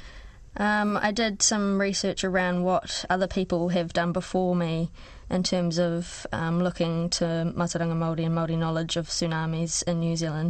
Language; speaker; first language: English; native; English